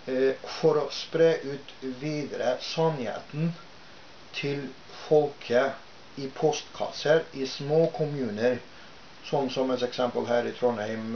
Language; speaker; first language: Norwegian; non-native, fluent; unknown